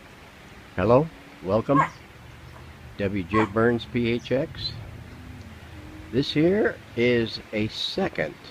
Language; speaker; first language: English; native; English